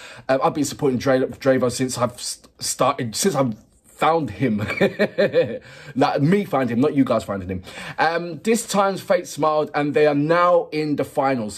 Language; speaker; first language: English; native; English